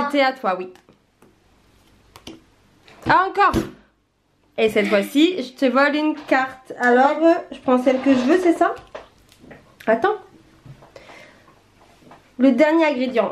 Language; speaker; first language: French; native; French